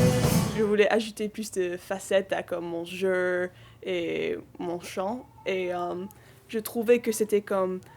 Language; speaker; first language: French; non-native, local second language; English